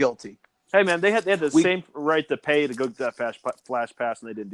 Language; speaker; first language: English; native; English